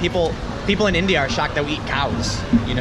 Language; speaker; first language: English; native; English